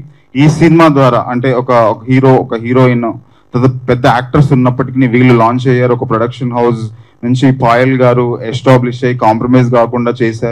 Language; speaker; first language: Telugu; native; Telugu